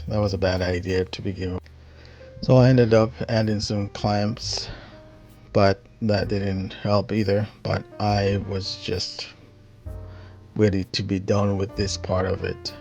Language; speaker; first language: English; native; English